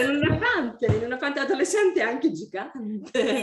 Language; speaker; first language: Italian; non-native, learner; English